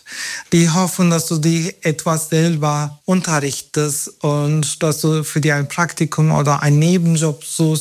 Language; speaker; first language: German; non-native, fluent; Turkish